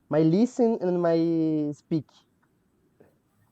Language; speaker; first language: English; non-native, learner; Portuguese